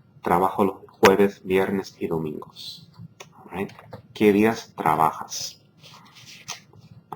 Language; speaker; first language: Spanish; non-native, fluent; English